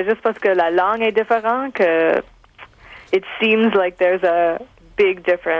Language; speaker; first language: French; non-native, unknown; English